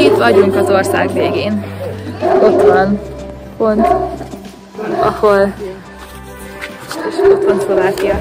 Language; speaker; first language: Hungarian; non-native, learner; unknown